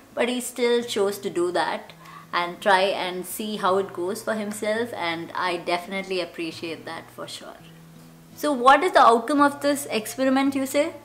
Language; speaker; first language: English; non-native, local second language; Malayalam